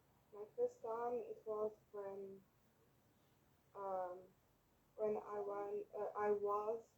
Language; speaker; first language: English; non-native, learner; French